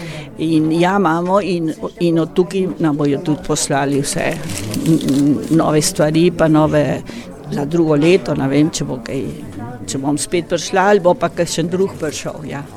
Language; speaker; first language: Slovenian; early bilingual, heritage; Slovenian